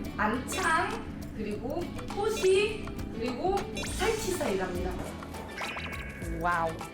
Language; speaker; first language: Korean; non-native, fluent; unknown